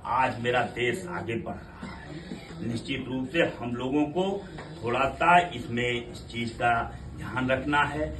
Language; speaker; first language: Hindi; native; Hindi